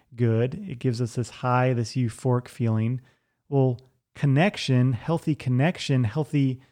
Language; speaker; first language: English; native; English